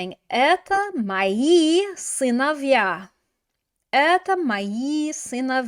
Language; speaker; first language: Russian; non-native, fluent; English